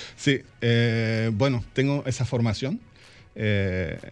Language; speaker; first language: Spanish; early bilingual, heritage; Spanish